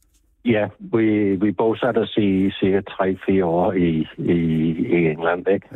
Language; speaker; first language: Danish; non-native, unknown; English